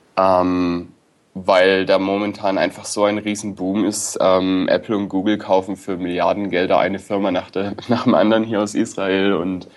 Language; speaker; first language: German; native; German